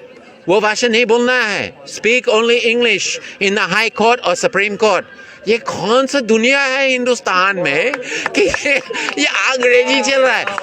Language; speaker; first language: Hindi; non-native, fluent; English